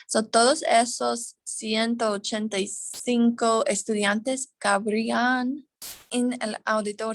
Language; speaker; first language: Spanish; non-native, fluent; English